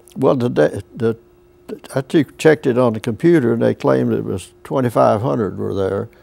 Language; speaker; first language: English; native; English